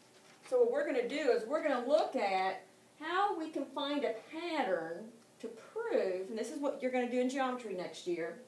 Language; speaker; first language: English; native; English